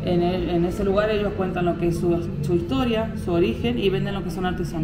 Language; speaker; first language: Spanish; native; Spanish